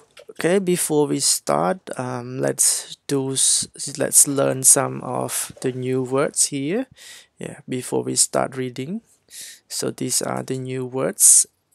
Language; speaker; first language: English; non-native, fluent; Khmer